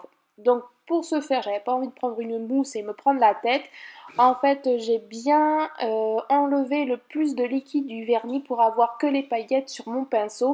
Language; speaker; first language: French; native; French